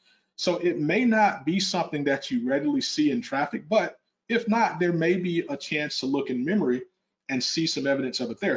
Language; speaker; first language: English; native; English